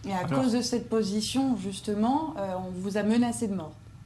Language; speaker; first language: French; native; French